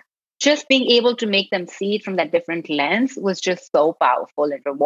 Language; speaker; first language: English; non-native, local second language; Gujarati